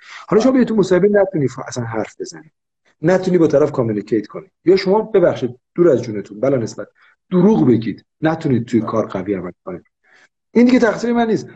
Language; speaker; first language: Persian; native; Persian